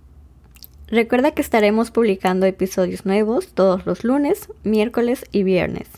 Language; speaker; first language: Spanish; native; Spanish